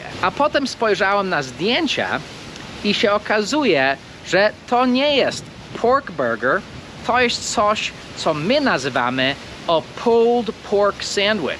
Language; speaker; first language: Polish; non-native, fluent; English